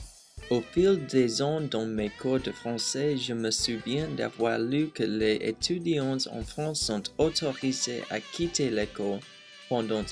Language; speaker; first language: French; non-native, learner; English